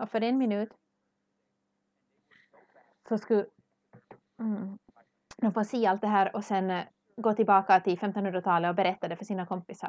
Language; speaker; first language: Swedish; non-native, learner; English